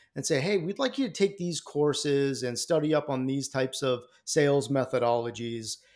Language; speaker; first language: English; native; English